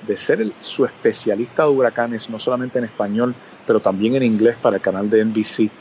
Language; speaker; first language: Spanish; early bilingual, other home language; English